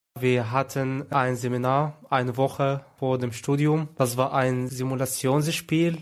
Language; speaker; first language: German; non-native, fluent; Arabic